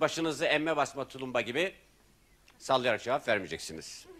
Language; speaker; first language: Turkish; non-native, learner; Ukrainian